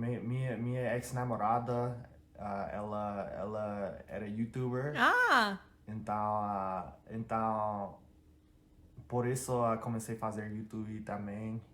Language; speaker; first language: Portuguese; non-native, fluent; English